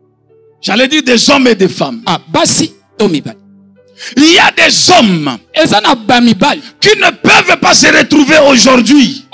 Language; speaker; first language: French; non-native, local second language; Lingala